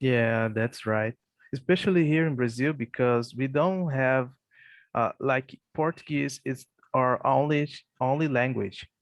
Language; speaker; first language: English; non-native, fluent; Portuguese